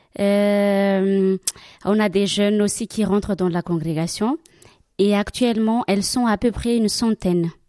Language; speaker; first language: French; non-native, local second language; Malagasy